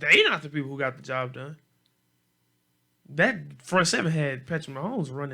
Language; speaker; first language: English; native; English